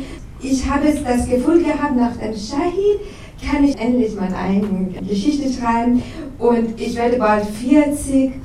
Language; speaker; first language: German; non-native, learner; Persian